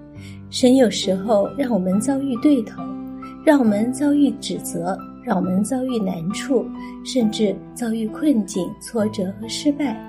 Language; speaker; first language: Chinese; native; Chinese